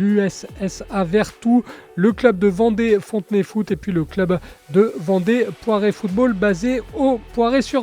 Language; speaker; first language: French; native; French